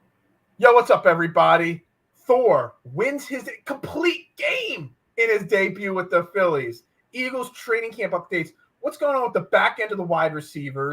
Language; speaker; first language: English; native; English